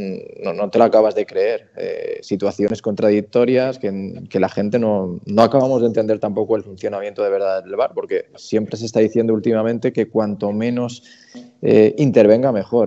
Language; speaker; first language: Spanish; native; Spanish